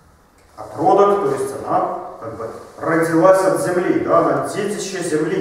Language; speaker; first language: Russian; native; Russian